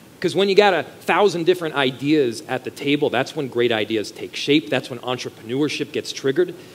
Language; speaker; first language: English; native; English